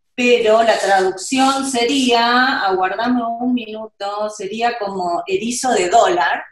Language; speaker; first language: English; non-native, learner; Spanish